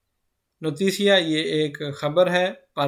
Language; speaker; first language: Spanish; non-native, fluent; Urdu